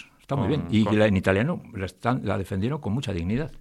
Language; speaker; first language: Spanish; native; Spanish